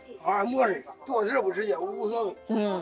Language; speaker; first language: Chinese; native; Chinese